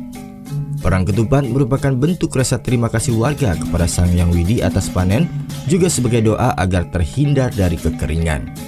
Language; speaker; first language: Indonesian; native; Indonesian